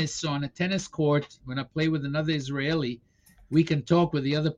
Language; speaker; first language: English; non-native, fluent; Hebrew